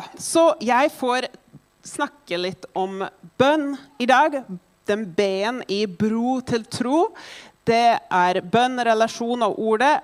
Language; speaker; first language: Norwegian; non-native, fluent; English